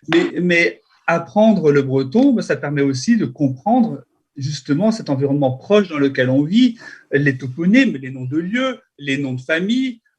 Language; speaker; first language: French; native; French